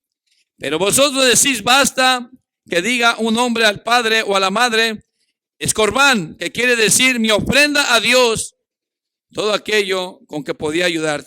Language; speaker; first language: Spanish; native; Spanish